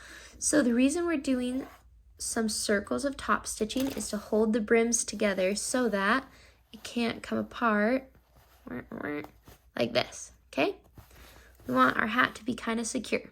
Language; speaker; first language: English; native; English